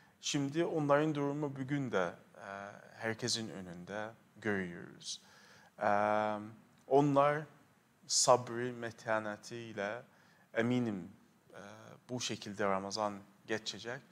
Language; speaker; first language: Turkish; non-native, fluent; Arabic